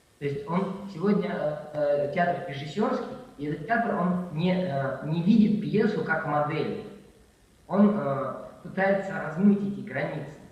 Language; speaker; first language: Russian; native; Russian